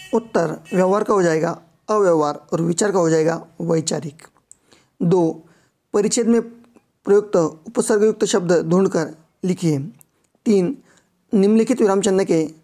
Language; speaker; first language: Hindi; non-native, local second language; Marathi